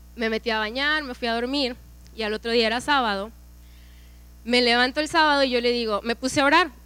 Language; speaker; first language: Spanish; native; Spanish